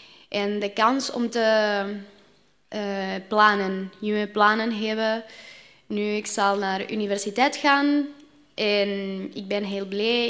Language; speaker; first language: Dutch; non-native, learner; Spanish